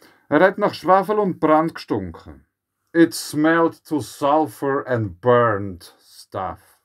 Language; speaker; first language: German; native; German